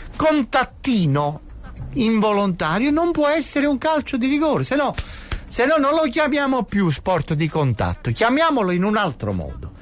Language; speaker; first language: Italian; native; Italian